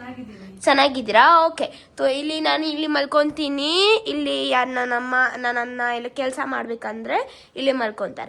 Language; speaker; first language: Kannada; non-native, local second language; Hindi